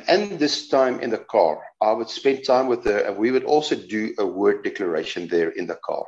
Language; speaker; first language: English; non-native, local second language; Afrikaans